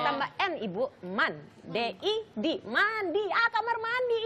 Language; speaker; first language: Indonesian; native; Indonesian